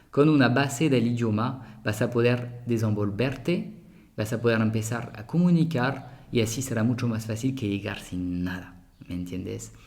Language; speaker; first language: Spanish; non-native, fluent; French